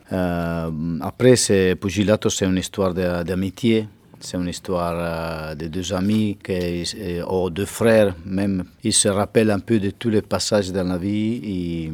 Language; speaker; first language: French; non-native, fluent; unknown